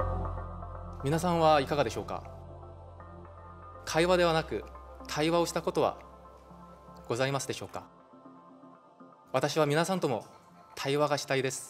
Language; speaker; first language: Japanese; non-native, fluent; Korean